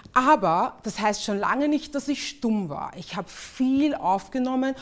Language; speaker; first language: German; early bilingual, other home language; English